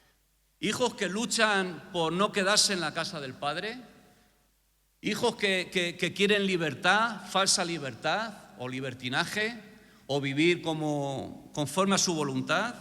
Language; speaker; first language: Spanish; native; Spanish